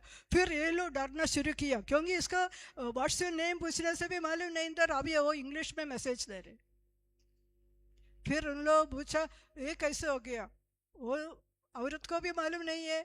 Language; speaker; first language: Hindi; non-native, local second language; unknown